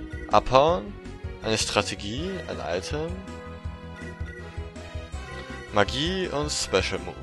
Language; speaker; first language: German; native; German